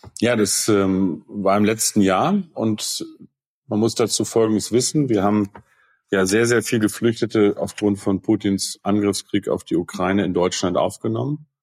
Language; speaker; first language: German; native; German